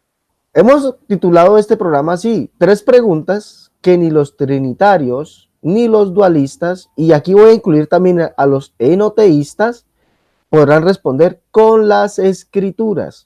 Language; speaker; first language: Spanish; native; Spanish